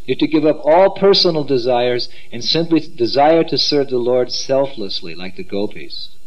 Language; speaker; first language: English; native; English